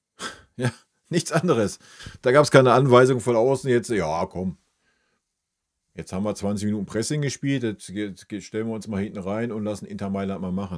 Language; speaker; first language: German; native; German